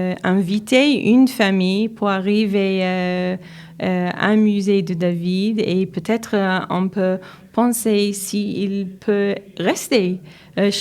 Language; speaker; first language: French; non-native, learner; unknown